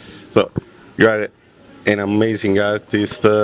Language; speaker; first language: English; non-native, learner; Italian